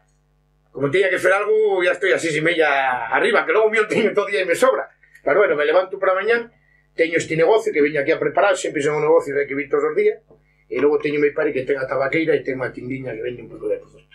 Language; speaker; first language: Spanish; non-native, local second language; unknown